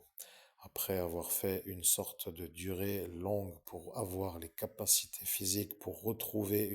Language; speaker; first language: French; native; French